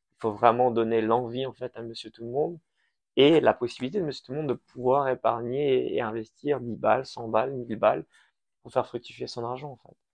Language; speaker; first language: French; early bilingual, other home language; Persian